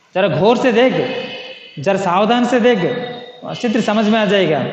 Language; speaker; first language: Hindi; non-native, local second language; Telugu